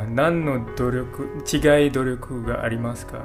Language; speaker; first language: Japanese; non-native, learner; English